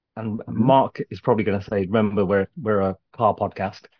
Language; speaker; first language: English; native; English